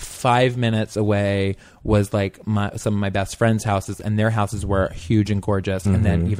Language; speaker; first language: English; native; English